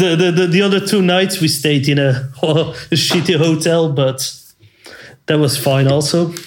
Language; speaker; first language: English; non-native, fluent; Dutch